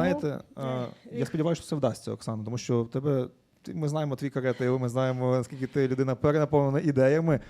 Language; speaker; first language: Ukrainian; native; Ukrainian